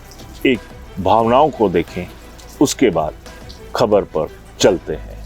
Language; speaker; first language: Hindi; native; Hindi